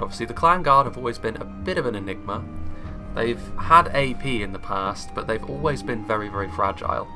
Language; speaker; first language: English; native; English